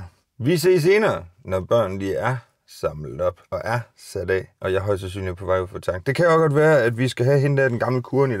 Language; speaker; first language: Danish; native; Danish